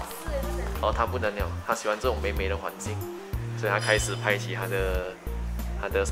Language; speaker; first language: Chinese; native; Chinese